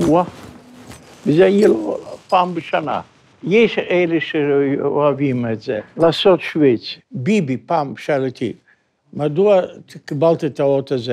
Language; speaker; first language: Hebrew; non-native, fluent; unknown